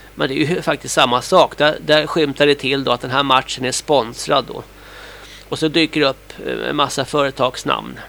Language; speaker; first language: Swedish; native; Swedish